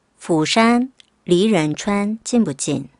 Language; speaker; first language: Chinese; non-native, fluent; Korean